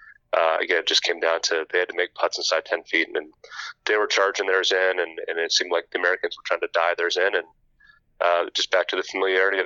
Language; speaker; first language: English; native; English